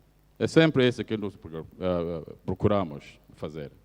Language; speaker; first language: Portuguese; non-native, fluent; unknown